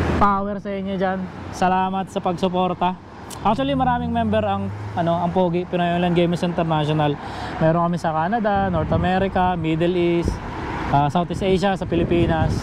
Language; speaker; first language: Filipino; native; Filipino